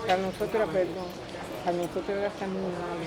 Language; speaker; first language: Spanish; native; Spanish